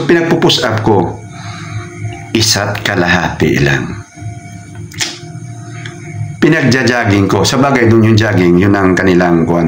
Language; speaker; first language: Filipino; non-native, local second language; Cebuano